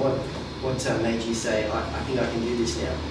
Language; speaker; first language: English; native; English